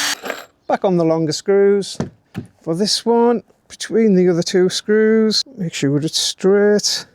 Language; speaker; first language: English; native; English